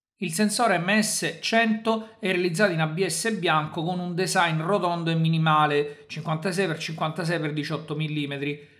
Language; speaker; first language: Italian; native; Italian